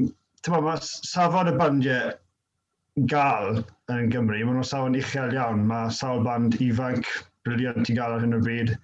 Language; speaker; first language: Welsh; native; Welsh